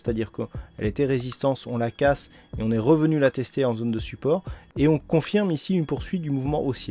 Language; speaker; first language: French; native; French